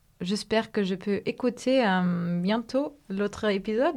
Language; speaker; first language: French; non-native, fluent; Spanish